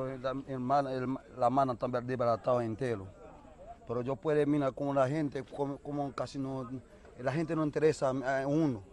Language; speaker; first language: Spanish; non-native, fluent; Haitian Creole